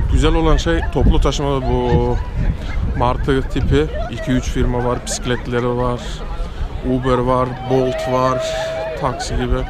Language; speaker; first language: Turkish; early bilingual, heritage; Turkish